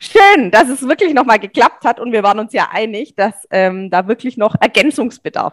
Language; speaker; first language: German; native; German